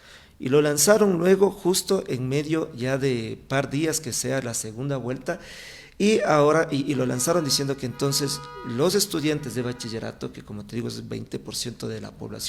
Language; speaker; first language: Spanish; native; Spanish